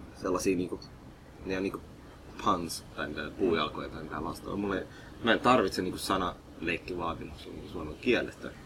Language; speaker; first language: Finnish; early bilingual, other home language; Somali